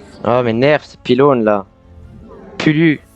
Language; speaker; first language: French; native; French